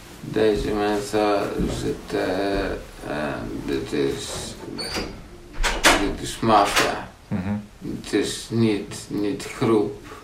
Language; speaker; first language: Dutch; non-native, learner; Polish